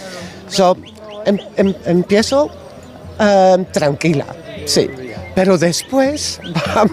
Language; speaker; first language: Spanish; non-native, learner; Dutch